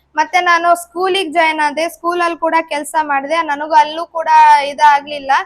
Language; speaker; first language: Kannada; native; Kannada